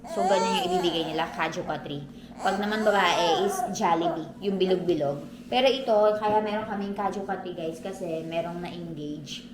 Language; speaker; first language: Filipino; non-native, local second language; Cebuano